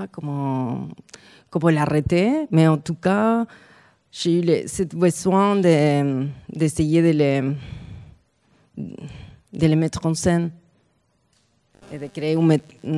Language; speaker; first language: French; non-native, fluent; Spanish